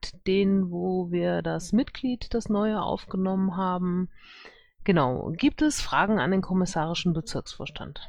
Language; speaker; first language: German; native; German